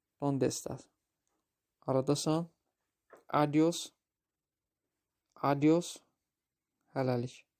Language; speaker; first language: Spanish; non-native, learner; Azerbaijani